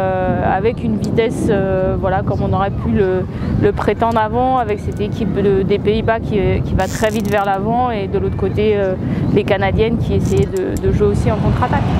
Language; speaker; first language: French; native; French